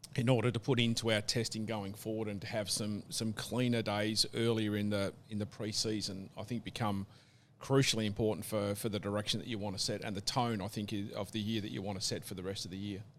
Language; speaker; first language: English; native; English